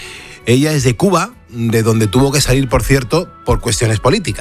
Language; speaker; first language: Spanish; native; Spanish